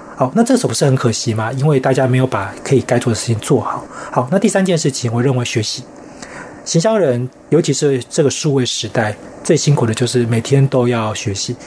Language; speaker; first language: Chinese; native; Chinese